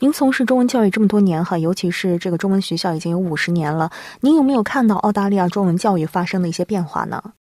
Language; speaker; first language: Chinese; native; Chinese